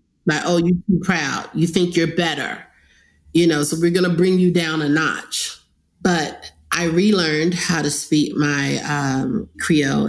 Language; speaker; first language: English; early bilingual, other home language; Krio